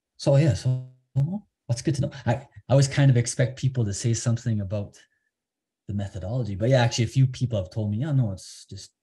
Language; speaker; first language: English; native; English